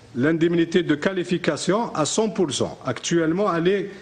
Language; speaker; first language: French; non-native, local second language; Arabic